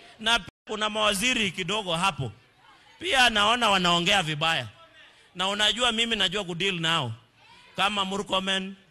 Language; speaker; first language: Swahili; non-native, local second language; Kalenjin